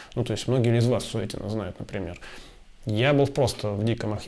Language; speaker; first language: Russian; native; Russian